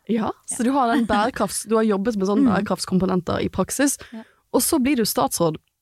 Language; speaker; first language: Norwegian; native; Norwegian